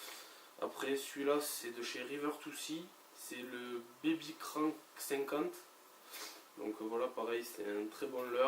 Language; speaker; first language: French; native; French